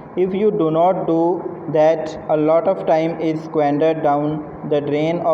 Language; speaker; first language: English; non-native, local second language; Punjabi